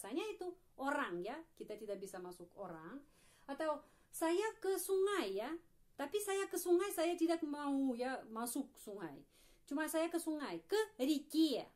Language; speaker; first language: Indonesian; non-native, fluent; Russian